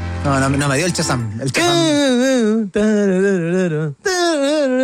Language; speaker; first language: Spanish; native; Spanish